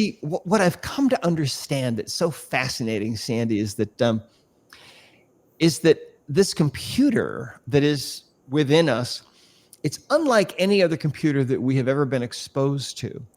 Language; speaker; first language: English; native; English